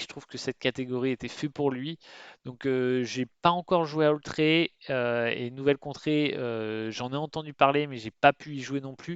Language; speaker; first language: French; native; French